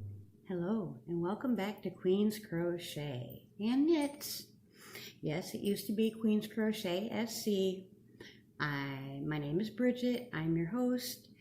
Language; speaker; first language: English; native; English